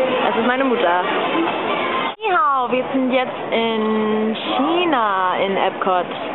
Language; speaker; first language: German; non-native, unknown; English